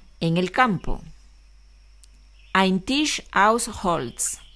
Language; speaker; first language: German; non-native, fluent; Spanish